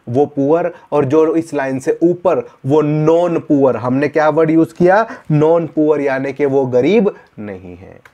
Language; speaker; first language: Hindi; native; Hindi